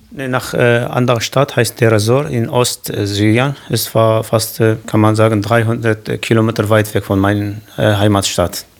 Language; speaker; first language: German; non-native, learner; Kurdish